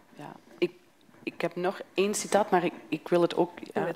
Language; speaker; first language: Dutch; non-native, fluent; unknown